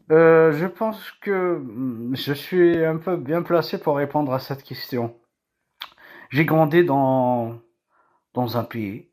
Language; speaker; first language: French; non-native, local second language; Kabyle